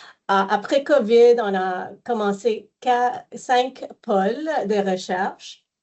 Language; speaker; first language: French; non-native, fluent; English